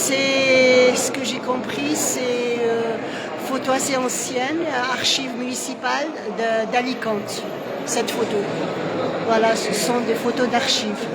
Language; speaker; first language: French; non-native, local second language; Arabic